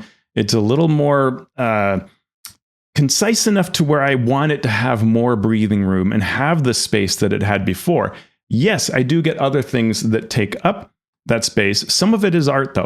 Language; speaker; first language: English; native; English